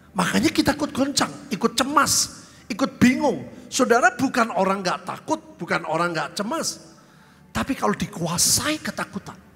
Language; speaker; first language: Indonesian; native; Indonesian